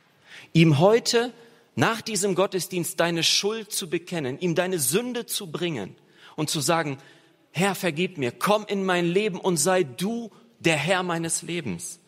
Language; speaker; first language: German; native; German